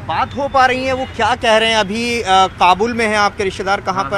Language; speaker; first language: Hindi; native; Hindi